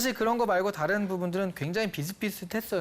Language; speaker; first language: Korean; native; Korean